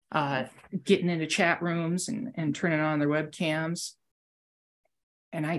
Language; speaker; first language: English; native; English